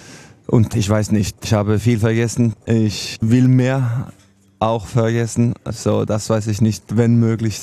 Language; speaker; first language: German; non-native, learner; Norwegian